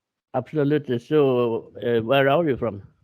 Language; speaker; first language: English; non-native, learner; Swedish